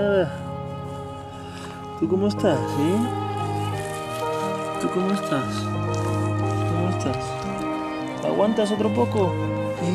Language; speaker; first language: Spanish; native; Spanish